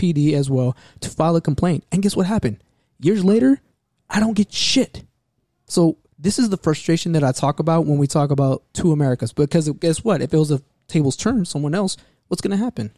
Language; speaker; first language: English; native; English